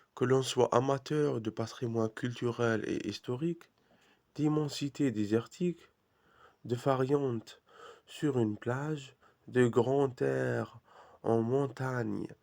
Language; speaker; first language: French; non-native, local second language; Arabic